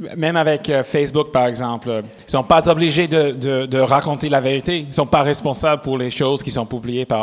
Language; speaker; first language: French; non-native, local second language; English